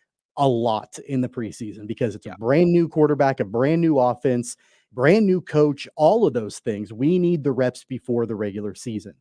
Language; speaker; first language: English; native; English